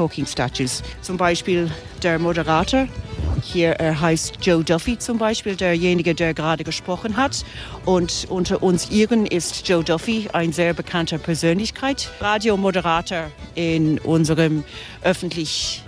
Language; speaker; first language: German; non-native, fluent; English